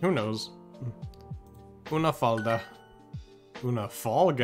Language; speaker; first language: Spanish; non-native, learner; English